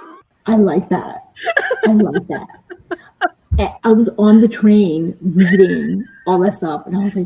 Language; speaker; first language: English; native; English